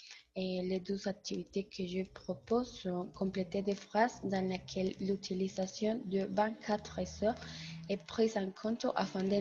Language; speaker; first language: French; non-native, learner; Spanish